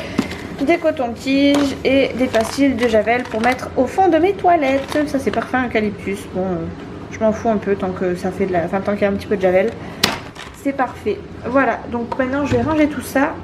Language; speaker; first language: French; native; French